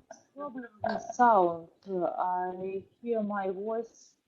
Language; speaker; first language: English; non-native, learner; Russian